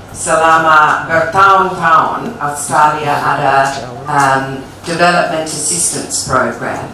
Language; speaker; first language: Indonesian; non-native, fluent; English